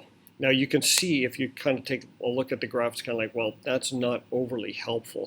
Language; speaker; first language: English; native; English